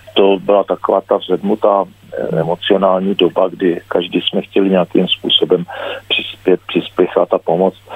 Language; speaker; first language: Czech; native; Czech